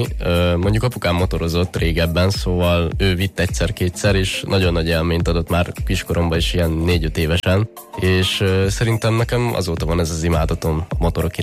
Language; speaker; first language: Hungarian; native; Hungarian